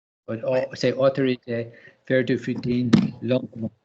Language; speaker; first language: French; non-native, learner; English